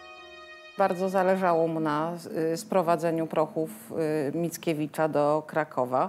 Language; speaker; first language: Polish; native; Polish